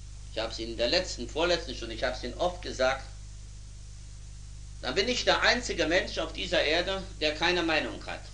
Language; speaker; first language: German; native; German